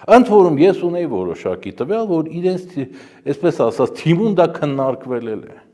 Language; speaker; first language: Armenian; native; Armenian